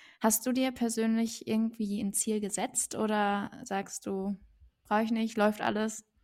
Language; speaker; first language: German; native; German